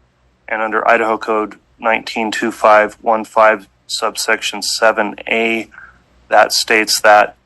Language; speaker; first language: English; native; English